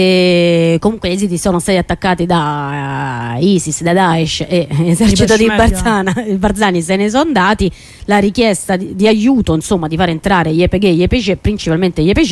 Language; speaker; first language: Italian; native; Italian